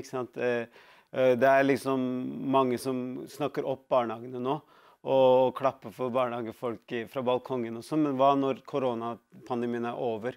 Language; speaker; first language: Norwegian; early bilingual, other home language; Tamil